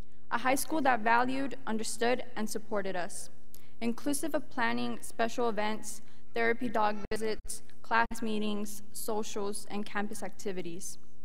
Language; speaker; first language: English; early bilingual, other home language; Spanish